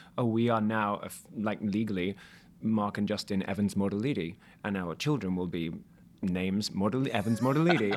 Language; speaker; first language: English; native; English